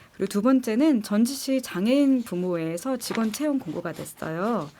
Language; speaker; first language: Korean; native; Korean